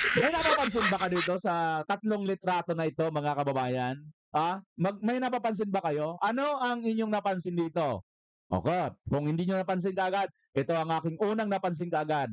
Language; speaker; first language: Filipino; native; Filipino